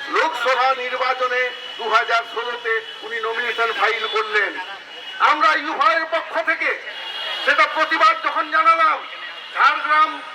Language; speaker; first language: Bangla; non-native, local second language; Santali